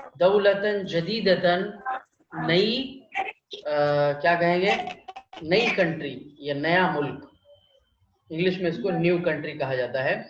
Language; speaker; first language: Urdu; native; Urdu